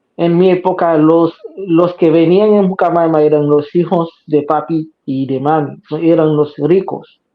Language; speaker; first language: Spanish; non-native, fluent; Haitian Creole